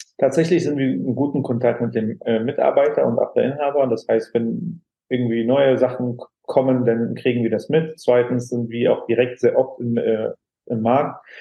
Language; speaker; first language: German; non-native, fluent; Aramaic